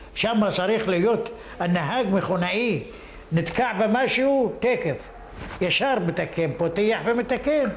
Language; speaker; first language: Hebrew; early bilingual, other home language; Arabic